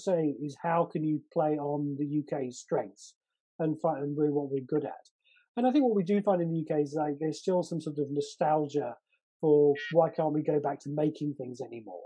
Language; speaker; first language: English; native; English